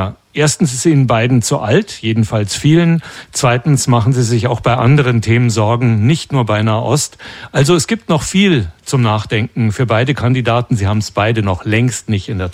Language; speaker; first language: German; native; German